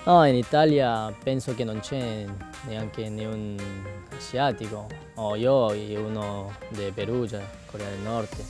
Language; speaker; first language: Italian; non-native, learner; Korean